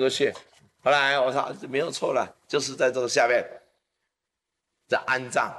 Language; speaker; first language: Chinese; native; Chinese